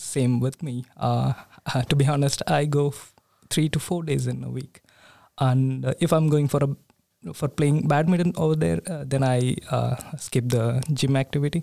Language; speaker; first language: English; non-native, local second language; Tamil